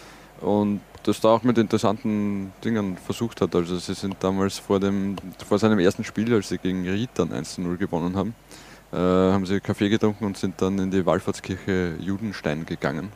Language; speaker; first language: German; native; German